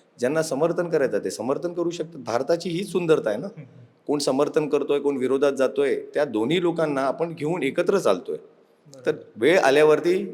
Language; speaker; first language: Marathi; non-native, local second language; Urdu